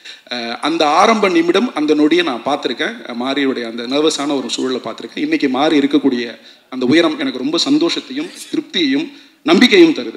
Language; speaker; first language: Tamil; native; Tamil